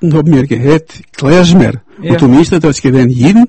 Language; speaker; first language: German; early bilingual, heritage; Yiddish